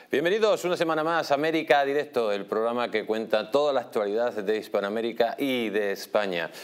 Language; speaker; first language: Spanish; native; Spanish